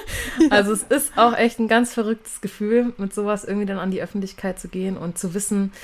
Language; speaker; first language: German; native; German